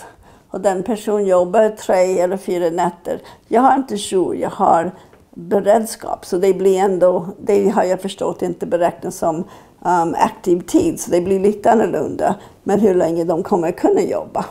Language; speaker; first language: Swedish; non-native, fluent; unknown